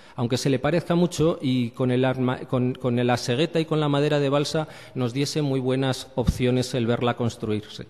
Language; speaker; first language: Spanish; native; Spanish